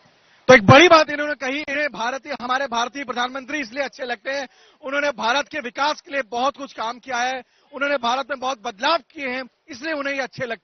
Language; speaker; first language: Hindi; native; Hindi